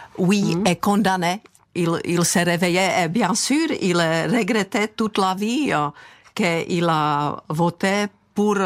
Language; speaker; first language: French; non-native, fluent; Czech